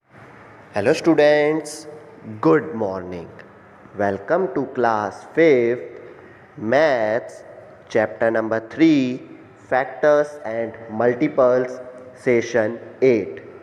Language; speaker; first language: English; non-native, local second language; Hindi